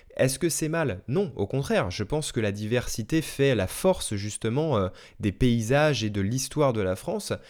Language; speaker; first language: French; native; French